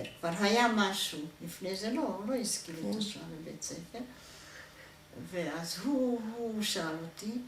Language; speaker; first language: Hebrew; non-native, fluent; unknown